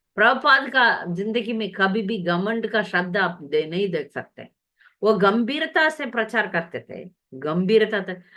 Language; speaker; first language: Hindi; non-native, local second language; Tamil